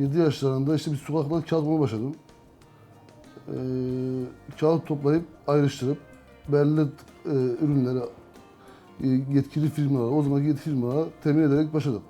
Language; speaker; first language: Turkish; native; Turkish